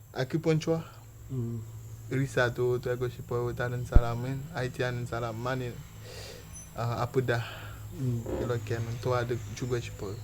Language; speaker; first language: Korean; non-native, learner; Haitian Creole